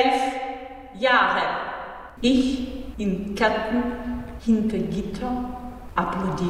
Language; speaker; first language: German; non-native, fluent; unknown